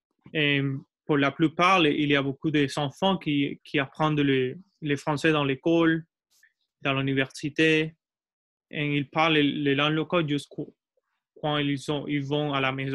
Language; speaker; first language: French; non-native, learner; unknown